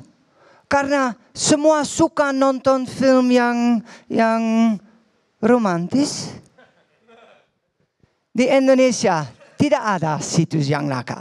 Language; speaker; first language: Indonesian; non-native, learner; Dutch